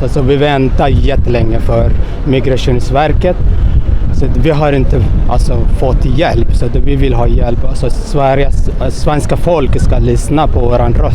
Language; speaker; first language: Swedish; non-native, fluent; Tigrinya